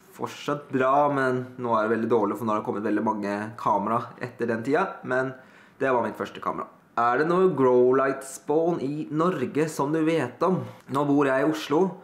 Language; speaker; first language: Norwegian; early bilingual, other home language; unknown